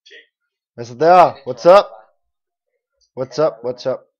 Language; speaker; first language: English; non-native, learner; Danish